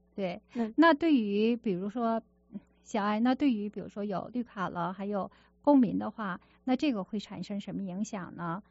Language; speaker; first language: Chinese; native; Chinese